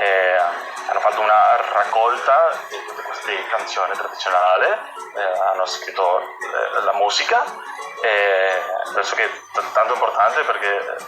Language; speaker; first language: Italian; non-native, fluent; Spanish